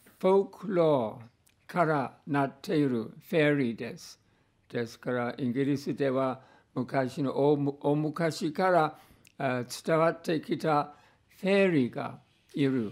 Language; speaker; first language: Japanese; non-native, fluent; English